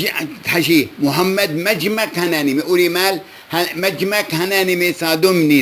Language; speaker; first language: Korean; non-native, local second language; Arabic